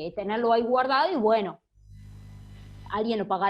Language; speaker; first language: Spanish; native; Spanish